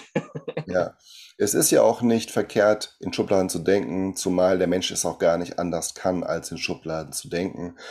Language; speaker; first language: German; early bilingual, other home language; Portuguese